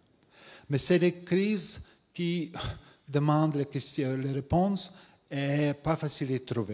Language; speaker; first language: French; non-native, fluent; Latvian